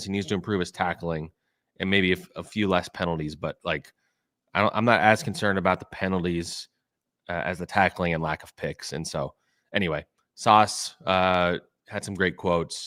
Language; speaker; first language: English; native; English